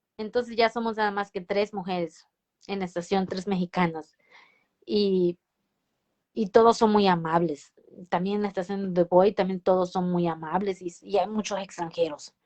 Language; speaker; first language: Spanish; native; Spanish